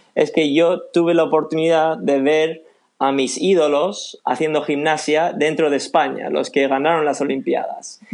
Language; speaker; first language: Spanish; early bilingual, other home language; Swedish